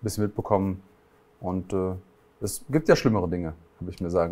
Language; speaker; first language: German; native; German